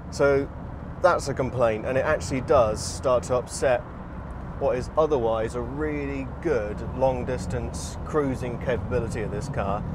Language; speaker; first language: English; native; English